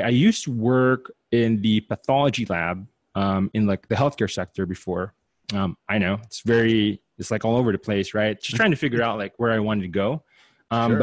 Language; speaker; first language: English; non-native, local second language; Filipino